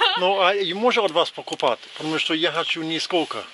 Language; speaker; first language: Russian; non-native, learner; English